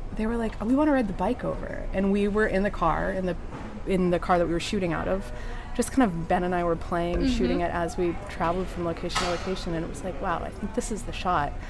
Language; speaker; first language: English; native; English